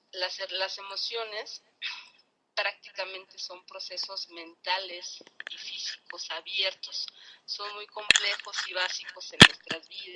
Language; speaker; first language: Spanish; native; Spanish